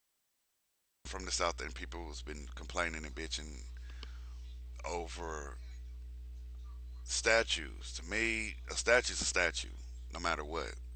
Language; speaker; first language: English; native; English